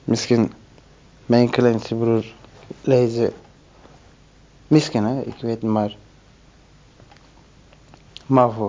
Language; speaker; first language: Dutch; non-native, learner; Turkish